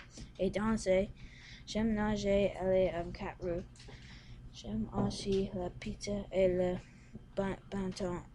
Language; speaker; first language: French; non-native, learner; English